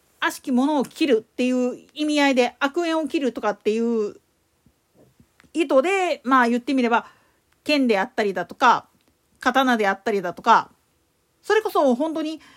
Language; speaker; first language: Japanese; native; Japanese